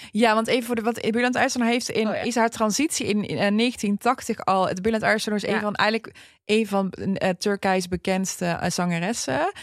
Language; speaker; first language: Dutch; early bilingual, other home language; Turkish